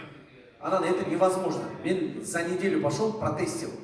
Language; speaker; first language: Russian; non-native, local second language; Kyrgyz